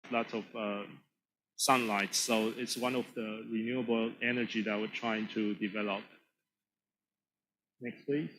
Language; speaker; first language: English; non-native, fluent; Chinese